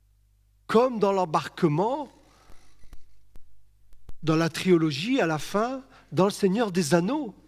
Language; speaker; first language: French; native; French